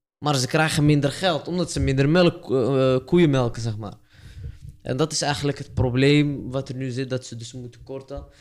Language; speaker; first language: Dutch; early bilingual, other home language; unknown